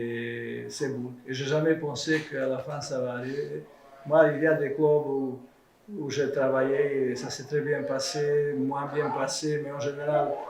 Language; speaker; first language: French; non-native, fluent; Serbian